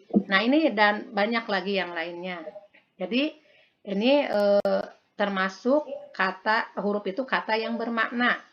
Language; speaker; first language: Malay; non-native, local second language; Sundanese